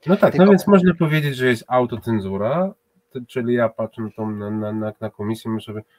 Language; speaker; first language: Polish; non-native, fluent; Hebrew